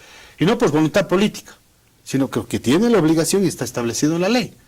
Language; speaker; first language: Spanish; native; Spanish